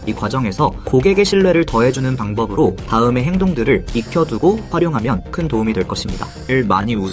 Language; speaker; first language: Korean; native; Korean